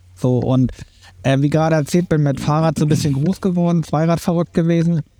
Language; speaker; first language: German; native; German